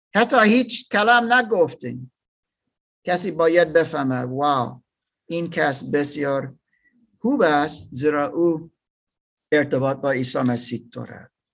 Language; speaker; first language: Persian; non-native, learner; English